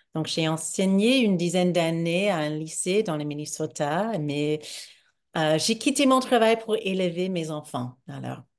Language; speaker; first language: French; non-native, fluent; English